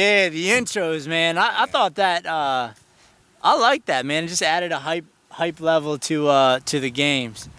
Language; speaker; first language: English; native; English